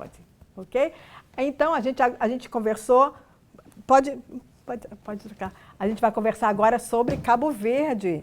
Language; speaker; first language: Portuguese; native; Portuguese